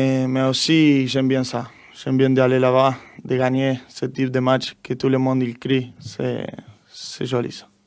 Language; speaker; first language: French; non-native, learner; Spanish